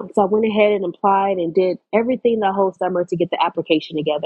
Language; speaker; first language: English; native; English